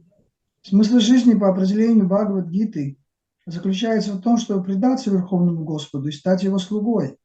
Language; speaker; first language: Russian; native; Russian